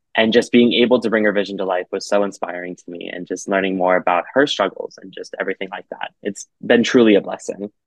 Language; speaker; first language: English; native; English